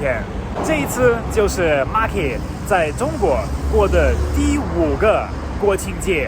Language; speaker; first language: Chinese; non-native, fluent; German